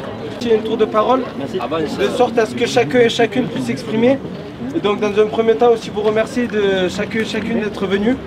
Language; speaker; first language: French; native; French